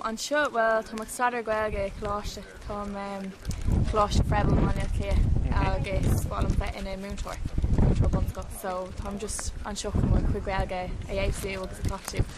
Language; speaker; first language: Irish; non-native, local second language; English